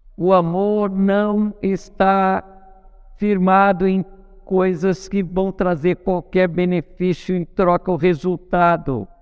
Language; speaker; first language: Portuguese; native; Portuguese